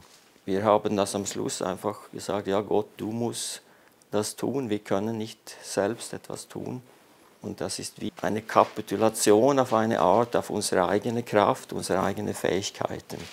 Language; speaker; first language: German; non-native, fluent; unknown